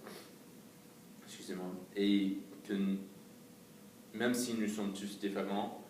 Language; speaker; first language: French; non-native, fluent; English